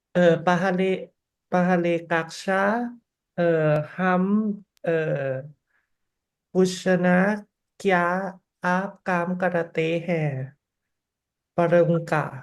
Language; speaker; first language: Hindi; non-native, learner; Thai